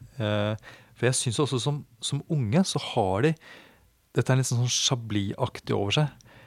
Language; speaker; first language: Norwegian; native; Norwegian